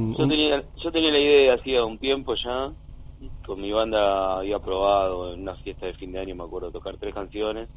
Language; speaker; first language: Spanish; native; Spanish